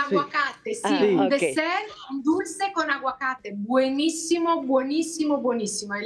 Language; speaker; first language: Spanish; non-native, learner; Italian